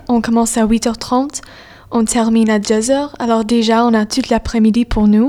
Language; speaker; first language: French; non-native, fluent; English